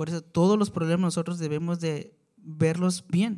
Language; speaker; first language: Spanish; non-native, learner; Korean